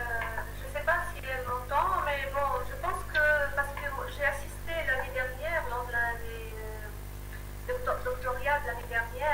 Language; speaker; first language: French; non-native, local second language; Arabic